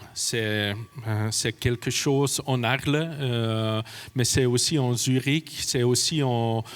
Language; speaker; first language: French; non-native, fluent; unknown